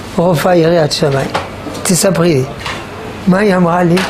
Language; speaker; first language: Hebrew; non-native, fluent; French